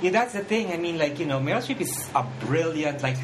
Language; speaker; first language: English; non-native, local second language; Filipino